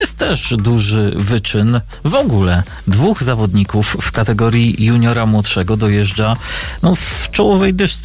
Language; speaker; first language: Polish; native; Polish